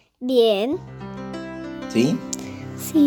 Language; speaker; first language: Spanish; early bilingual, heritage; Spanish